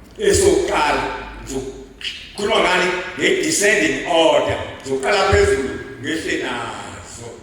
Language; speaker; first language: Zulu; native; Zulu